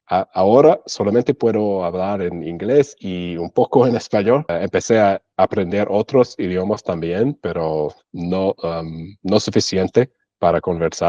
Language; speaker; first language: Spanish; non-native, learner; English